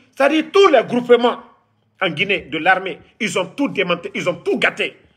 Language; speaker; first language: French; non-native, local second language; Mandingo